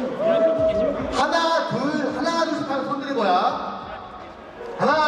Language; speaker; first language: Korean; native; Korean